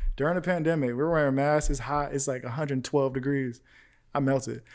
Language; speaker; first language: English; native; English